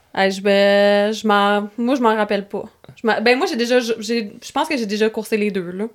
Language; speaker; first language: French; native; French